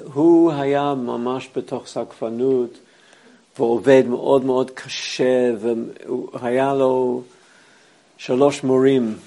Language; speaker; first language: Hebrew; non-native, fluent; English